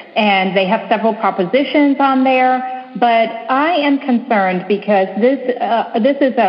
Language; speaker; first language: English; early bilingual, other home language; Spanish